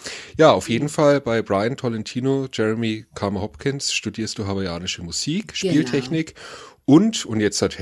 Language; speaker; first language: German; native; German